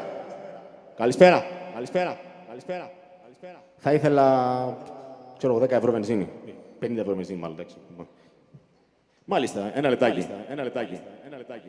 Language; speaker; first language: Greek; native; Greek